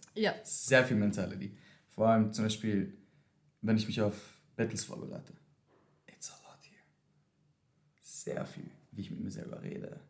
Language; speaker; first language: German; native; German